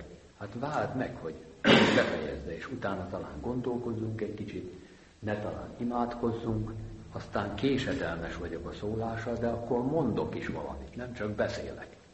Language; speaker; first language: Hungarian; native; Hungarian